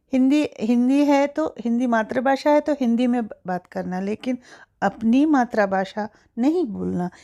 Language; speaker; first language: Hindi; non-native, local second language; Tulu